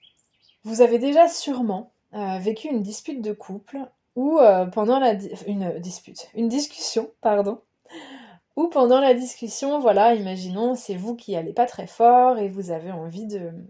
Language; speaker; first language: French; native; French